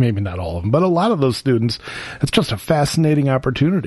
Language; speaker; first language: English; native; English